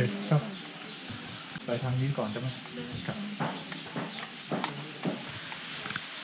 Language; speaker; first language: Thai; non-native, fluent; English